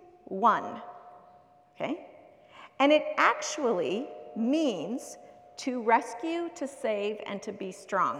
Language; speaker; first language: English; native; English